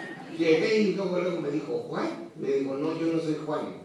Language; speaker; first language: Spanish; native; Spanish